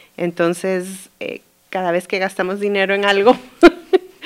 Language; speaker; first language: Spanish; native; Spanish